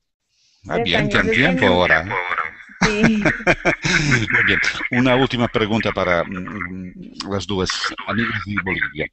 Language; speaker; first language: Spanish; non-native, learner; Portuguese